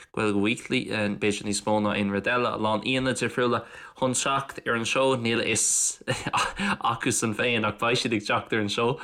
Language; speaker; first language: Irish; non-native, local second language; English